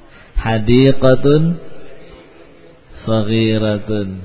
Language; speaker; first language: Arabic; non-native, fluent; Indonesian